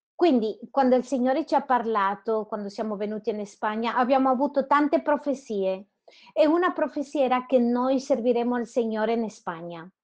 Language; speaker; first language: Italian; non-native, fluent; Spanish